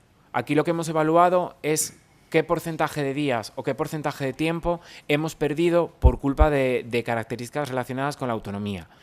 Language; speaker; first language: Spanish; native; Spanish